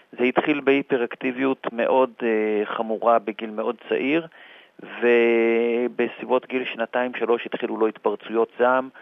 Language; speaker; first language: Hebrew; native; Hebrew